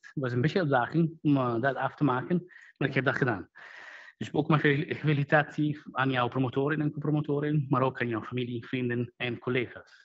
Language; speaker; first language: Dutch; non-native, fluent; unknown